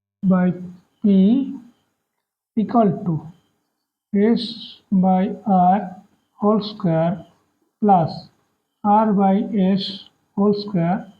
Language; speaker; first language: English; non-native, local second language; Bangla